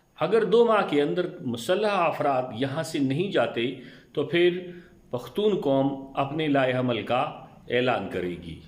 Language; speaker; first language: Urdu; non-native, local second language; Pashto